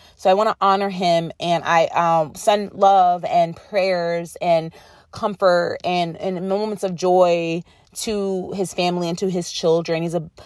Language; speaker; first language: English; native; English